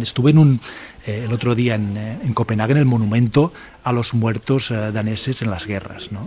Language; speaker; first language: Spanish; native; Spanish